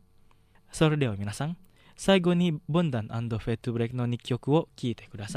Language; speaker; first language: Japanese; non-native, learner; Indonesian